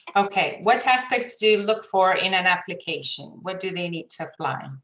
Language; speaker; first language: English; non-native, fluent; Lithuanian